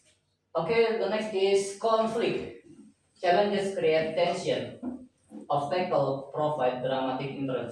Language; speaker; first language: English; non-native, learner; Indonesian